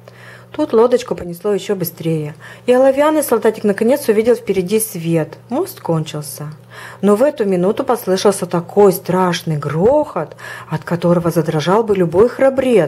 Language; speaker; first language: Russian; native; Russian